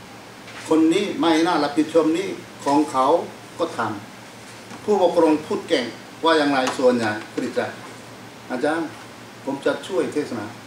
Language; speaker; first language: Thai; non-native, fluent; Korean